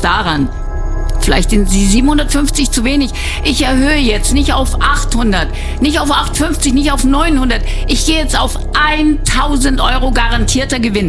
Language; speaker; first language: German; native; German